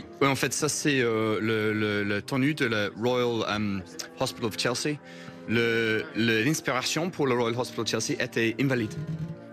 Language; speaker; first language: French; non-native, fluent; English